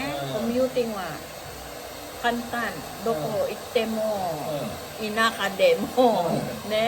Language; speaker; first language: Japanese; non-native, learner; Filipino